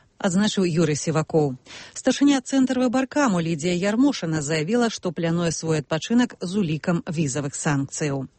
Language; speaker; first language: Belarusian; native; Belarusian